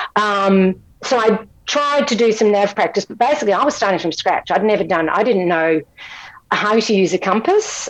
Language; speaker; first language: English; native; English